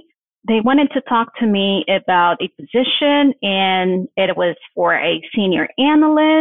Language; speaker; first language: English; non-native, fluent; Portuguese